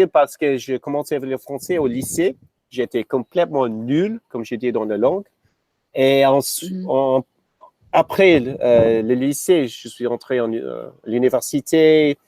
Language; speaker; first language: French; non-native, fluent; English